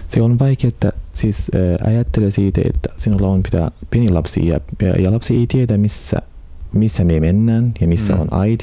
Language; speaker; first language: Finnish; non-native, learner; Arabic